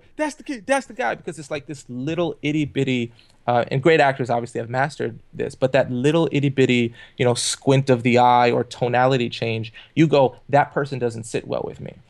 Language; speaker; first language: English; native; English